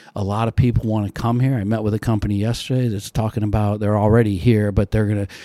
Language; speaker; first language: English; native; English